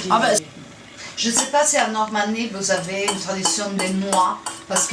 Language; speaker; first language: French; non-native, fluent; Italian